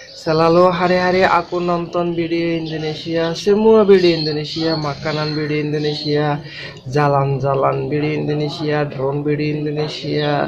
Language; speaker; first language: Indonesian; non-native, learner; Bangla